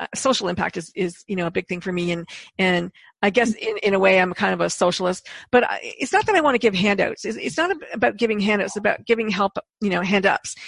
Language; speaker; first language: English; native; English